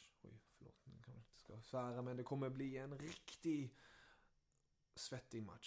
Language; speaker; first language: Swedish; early bilingual, other home language; German